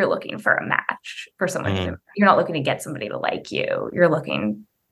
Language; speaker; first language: English; native; English